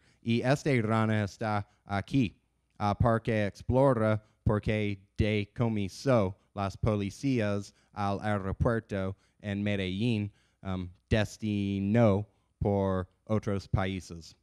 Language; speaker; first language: Spanish; non-native, learner; English